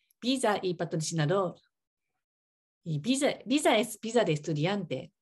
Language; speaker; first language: Spanish; non-native, learner; Japanese